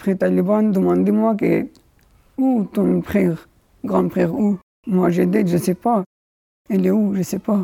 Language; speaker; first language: French; non-native, learner; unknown